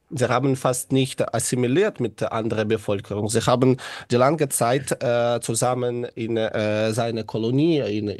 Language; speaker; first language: German; non-native, learner; Russian